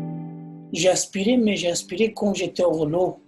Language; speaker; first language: French; non-native, learner; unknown